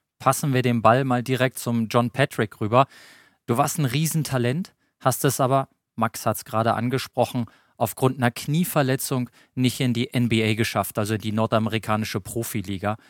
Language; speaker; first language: German; native; German